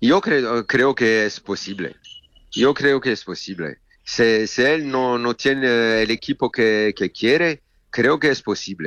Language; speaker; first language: Spanish; non-native, learner; French